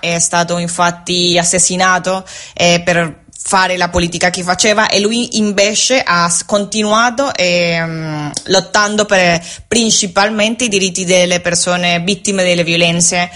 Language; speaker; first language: Italian; non-native, fluent; Spanish